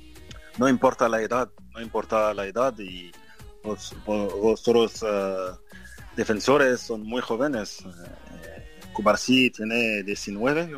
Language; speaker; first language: Spanish; non-native, fluent; French